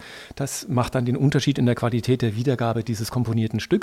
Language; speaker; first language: German; native; German